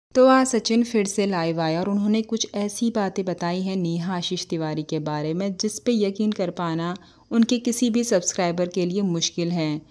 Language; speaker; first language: Hindi; native; Hindi